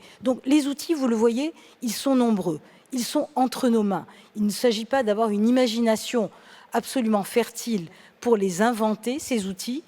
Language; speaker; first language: French; native; French